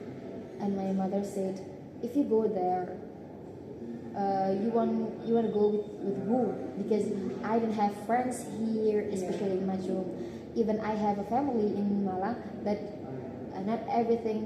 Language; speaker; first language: English; non-native, learner; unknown